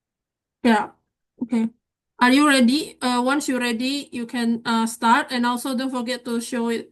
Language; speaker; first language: English; non-native, fluent; Indonesian